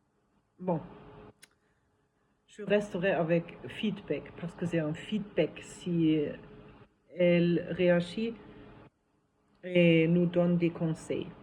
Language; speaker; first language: French; non-native, fluent; German